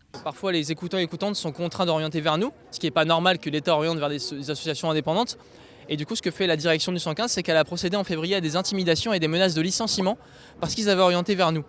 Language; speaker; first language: French; native; French